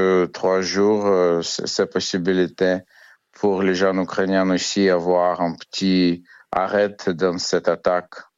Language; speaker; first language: French; non-native, learner; Ukrainian